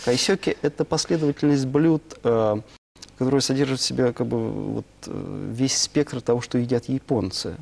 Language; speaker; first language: Russian; native; Russian